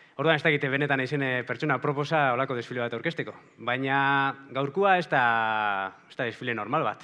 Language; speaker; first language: Basque; native; Basque